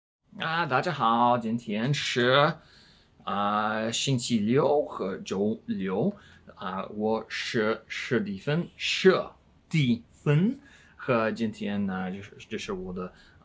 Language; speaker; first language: Chinese; non-native, learner; English